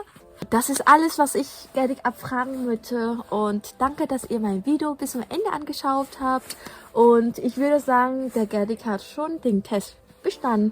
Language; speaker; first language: German; non-native, fluent; Vietnamese